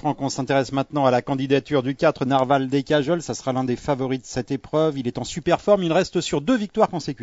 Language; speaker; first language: French; native; French